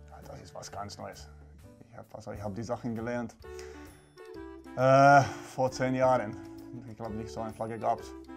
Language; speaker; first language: German; non-native, fluent; Finnish